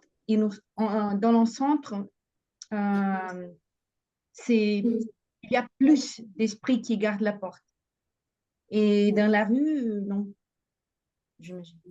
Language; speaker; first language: French; non-native, fluent; Portuguese